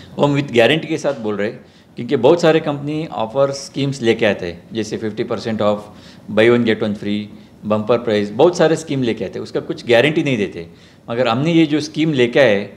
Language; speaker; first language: Hindi; non-native, local second language; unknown